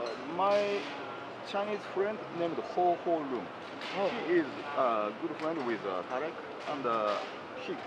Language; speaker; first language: English; non-native, learner; Japanese